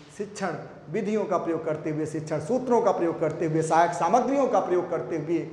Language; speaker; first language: Hindi; native; Hindi